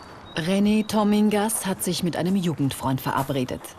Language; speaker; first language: German; native; German